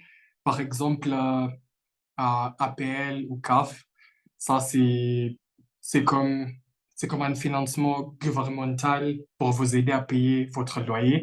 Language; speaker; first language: French; non-native, fluent; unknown